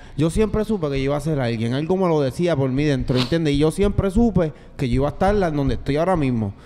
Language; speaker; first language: Spanish; native; Spanish